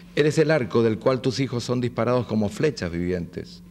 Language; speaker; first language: Spanish; native; Spanish